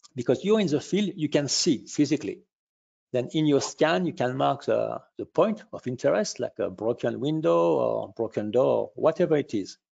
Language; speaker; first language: English; non-native, fluent; French